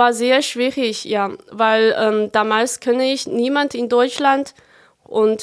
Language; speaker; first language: German; non-native, fluent; Chinese